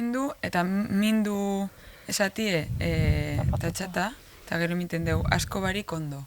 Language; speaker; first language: Basque; native; Basque